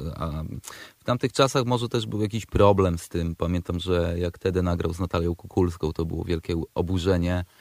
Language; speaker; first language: Polish; native; Polish